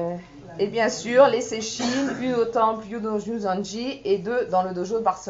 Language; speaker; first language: French; native; French